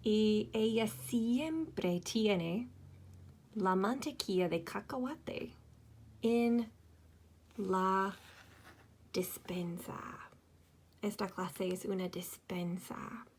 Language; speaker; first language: Spanish; non-native, fluent; English